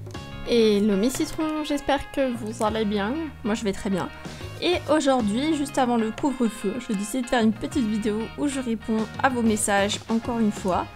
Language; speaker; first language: French; native; French